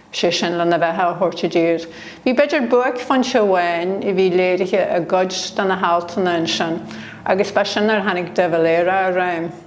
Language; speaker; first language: Irish; native; Irish